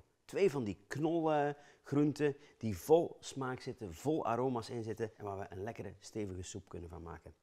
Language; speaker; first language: Dutch; native; Dutch